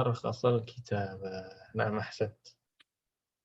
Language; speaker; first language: Arabic; non-native, fluent; Indonesian